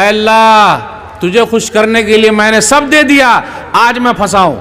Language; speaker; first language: Hindi; native; Hindi